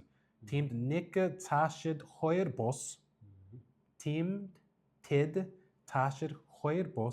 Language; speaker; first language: Mongolian; non-native, learner; English